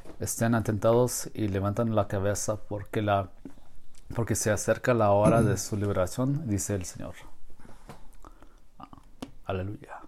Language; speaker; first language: Spanish; non-native, learner; English